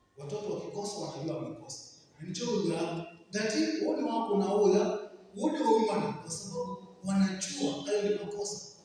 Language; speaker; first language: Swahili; non-native, local second language; Kamba